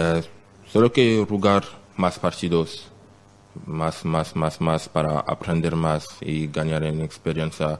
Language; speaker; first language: Spanish; non-native, learner; French